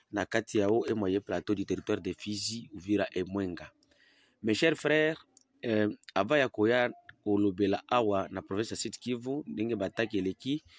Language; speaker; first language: Lingala; non-native, local second language; Swahili